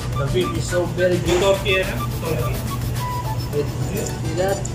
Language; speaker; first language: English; non-native, local second language; Filipino